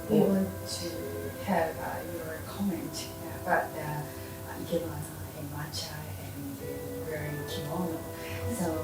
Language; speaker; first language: English; non-native, learner; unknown